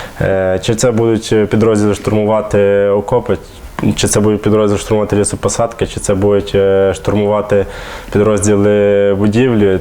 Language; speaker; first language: Ukrainian; native; Ukrainian